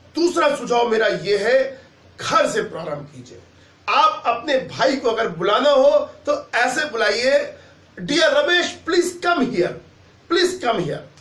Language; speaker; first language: Hindi; native; Hindi